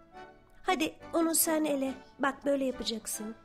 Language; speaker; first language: Turkish; early bilingual, heritage; Turkish